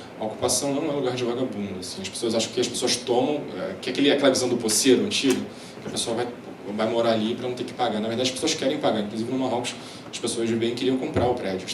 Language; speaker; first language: Portuguese; native; Portuguese